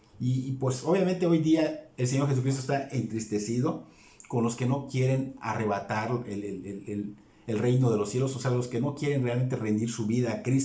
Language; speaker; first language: Spanish; native; Spanish